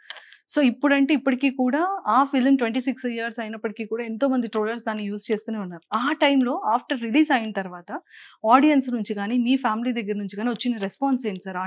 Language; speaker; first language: Telugu; native; Telugu